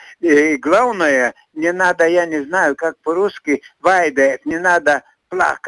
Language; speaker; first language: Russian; non-native, fluent; Latvian